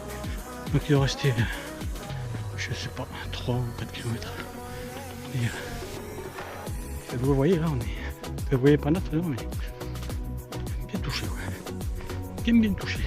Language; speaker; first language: French; native; French